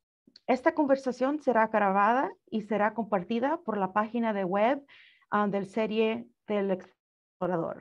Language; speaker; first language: Spanish; early bilingual, heritage; Spanish